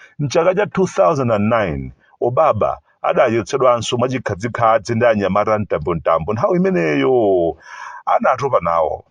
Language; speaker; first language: Nyanja; native; Nyanja